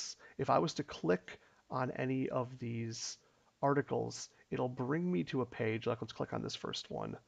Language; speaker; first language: English; native; English